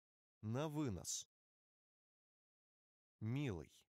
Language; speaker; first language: Russian; non-native, learner; English